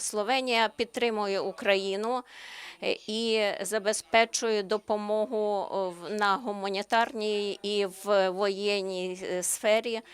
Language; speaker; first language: Ukrainian; non-native, learner; Slovenian